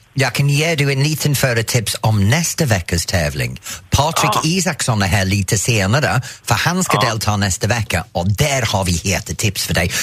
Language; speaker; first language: Swedish; non-native, fluent; English